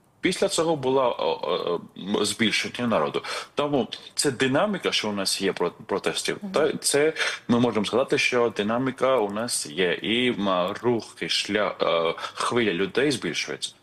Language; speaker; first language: Ukrainian; non-native, fluent; Georgian